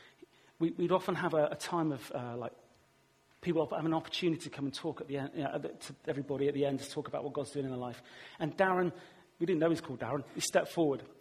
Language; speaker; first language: English; native; English